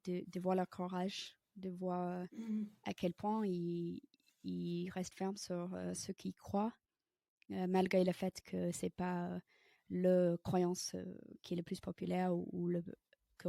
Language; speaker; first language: French; non-native, fluent; English